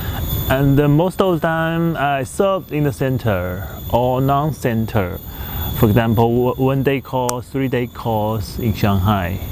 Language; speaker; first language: English; non-native, learner; Chinese